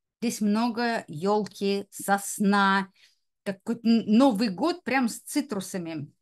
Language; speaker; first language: Russian; native; Russian